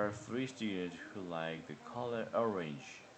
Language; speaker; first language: English; non-native, learner; Korean